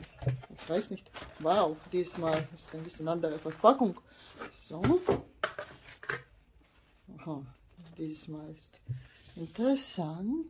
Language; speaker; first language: German; non-native, learner; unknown